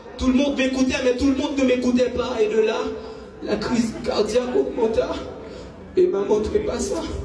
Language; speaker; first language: French; non-native, local second language; Haitian Creole